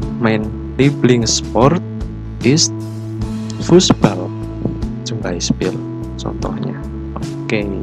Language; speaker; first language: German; non-native, learner; Indonesian